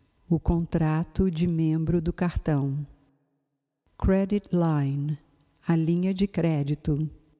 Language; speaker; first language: Portuguese; native; Portuguese